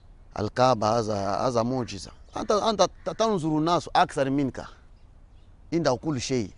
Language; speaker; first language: Arabic; non-native, learner; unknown